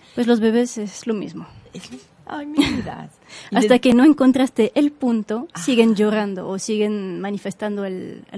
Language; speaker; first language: Spanish; non-native, fluent; French